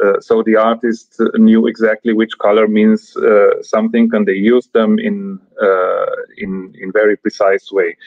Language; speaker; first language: English; non-native, fluent; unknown